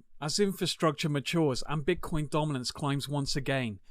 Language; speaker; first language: English; native; English